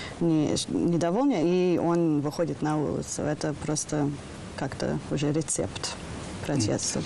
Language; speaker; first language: Russian; non-native, fluent; English